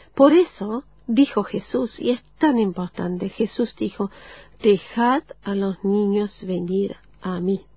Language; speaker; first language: Spanish; non-native, fluent; German